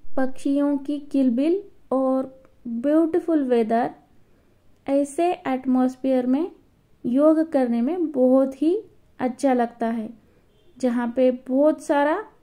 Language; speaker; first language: Hindi; non-native, local second language; Marathi